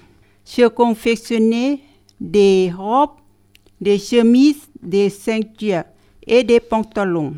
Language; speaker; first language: French; non-native, learner; Thai